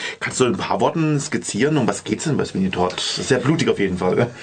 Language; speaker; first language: German; native; German